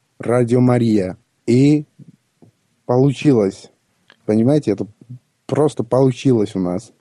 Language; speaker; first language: Russian; non-native, local second language; Armenian